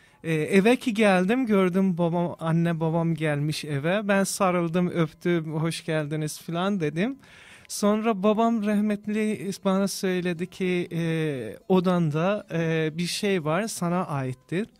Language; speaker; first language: Turkish; non-native, fluent; Persian